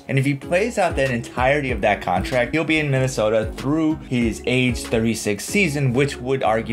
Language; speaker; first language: English; native; English